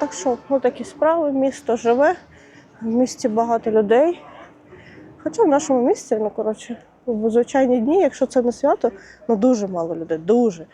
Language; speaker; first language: Ukrainian; non-native, local second language; Russian